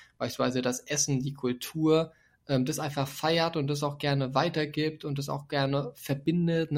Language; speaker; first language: German; native; German